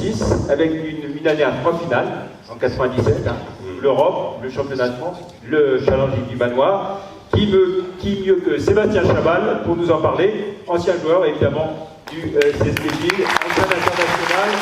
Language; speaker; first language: French; native; French